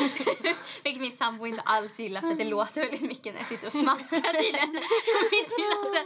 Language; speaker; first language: Swedish; native; Swedish